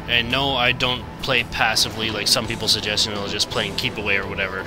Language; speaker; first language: English; native; English